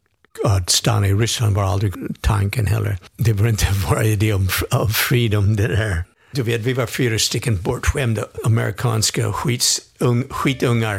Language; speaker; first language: Swedish; non-native, fluent; English